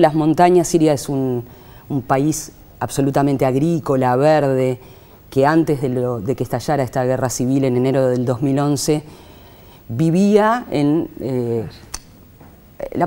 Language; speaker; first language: Spanish; native; Spanish